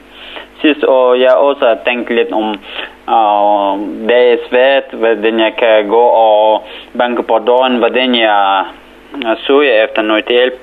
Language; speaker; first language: Danish; non-native, learner; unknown